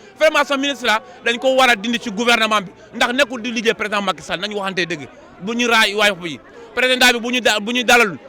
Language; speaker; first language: Wolof; non-native, local second language; Mandingo